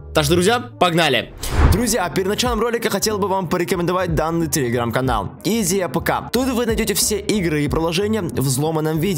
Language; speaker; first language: Russian; native; Russian